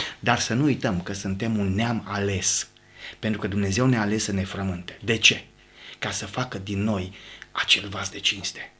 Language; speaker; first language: Romanian; native; Romanian